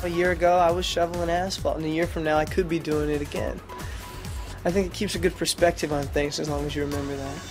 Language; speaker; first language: English; native; English